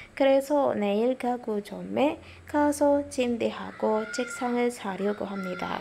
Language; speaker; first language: Korean; non-native, fluent; Indonesian